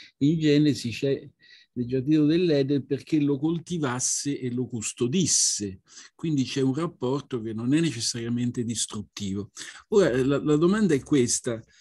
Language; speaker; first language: Italian; native; Italian